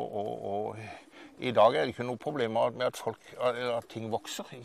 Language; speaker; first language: Norwegian; native; Norwegian